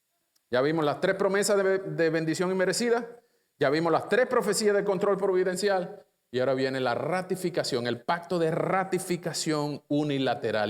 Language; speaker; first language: Spanish; native; Spanish